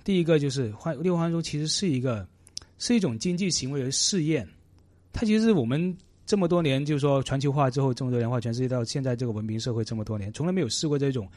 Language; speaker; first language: Chinese; non-native, local second language; Cantonese